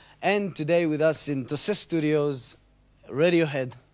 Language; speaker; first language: English; non-native, fluent; Hebrew